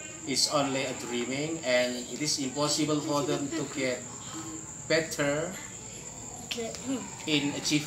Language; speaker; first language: English; non-native, fluent; Indonesian